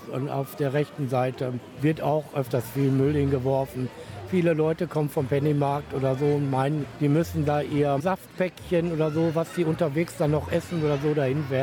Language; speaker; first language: German; native; German